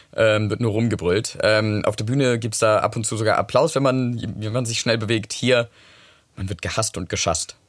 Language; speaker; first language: German; non-native, fluent; English